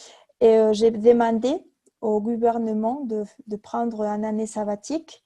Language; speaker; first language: French; non-native, fluent; Spanish